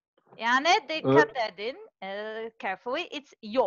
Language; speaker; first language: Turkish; non-native, learner; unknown